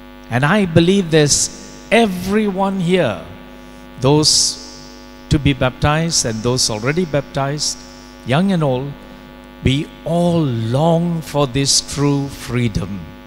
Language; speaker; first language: English; non-native, local second language; Tamil